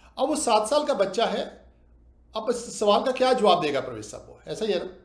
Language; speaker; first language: Urdu; native; Urdu